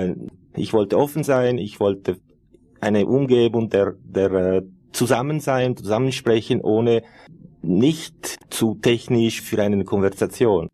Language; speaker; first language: German; non-native, fluent; Italian